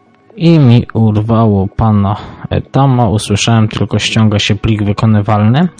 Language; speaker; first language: Polish; native; Polish